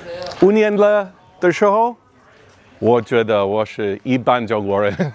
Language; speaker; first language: Chinese; non-native, learner; English